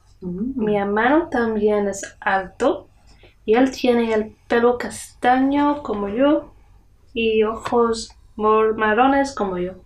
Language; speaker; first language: Spanish; non-native, learner; English